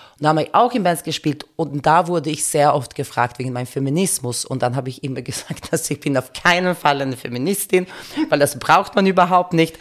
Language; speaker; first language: German; non-native, fluent; Finnish